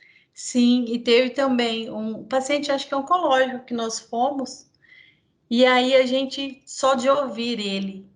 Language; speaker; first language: Portuguese; native; Portuguese